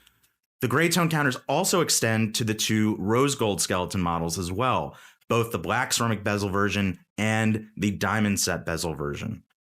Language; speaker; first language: English; native; English